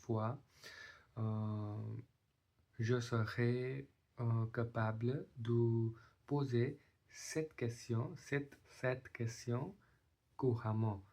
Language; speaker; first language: French; non-native, learner; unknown